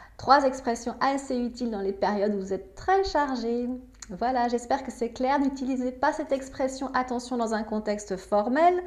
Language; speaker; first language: French; native; French